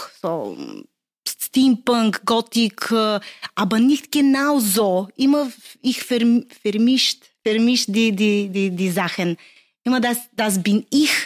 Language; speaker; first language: German; non-native, learner; Bulgarian